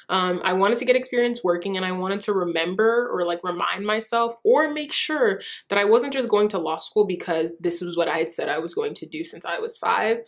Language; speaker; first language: English; early bilingual, other home language; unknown